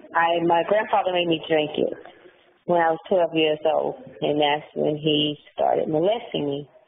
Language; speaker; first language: English; native; English